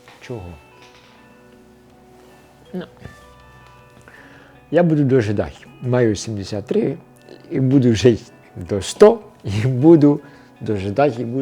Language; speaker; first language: Ukrainian; early bilingual, heritage; Ukrainian